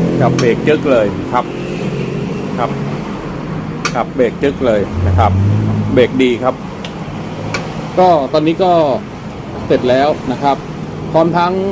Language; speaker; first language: Thai; native; Thai